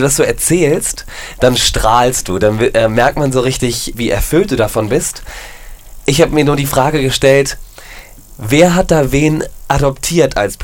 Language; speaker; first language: German; native; German